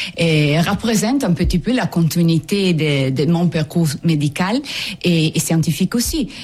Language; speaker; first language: French; non-native, fluent; Italian